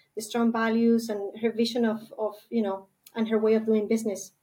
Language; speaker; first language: English; non-native, fluent; Spanish